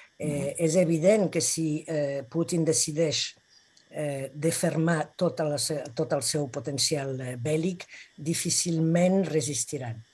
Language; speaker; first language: Catalan; non-native, local second language; Spanish